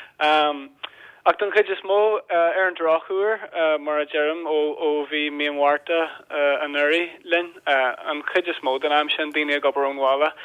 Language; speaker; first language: Irish; non-native, local second language; English